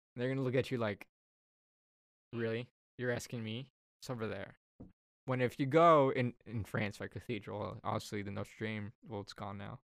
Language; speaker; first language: English; native; English